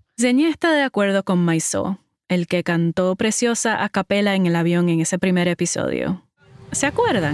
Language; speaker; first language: Spanish; early bilingual, heritage; Spanish